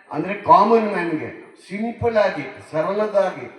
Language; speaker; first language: Kannada; non-native, local second language; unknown